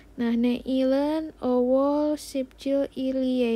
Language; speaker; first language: Korean; non-native, fluent; Indonesian